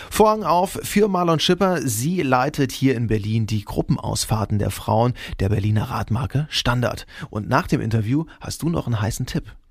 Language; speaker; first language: German; native; German